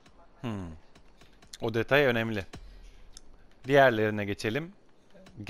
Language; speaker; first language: Turkish; native; Turkish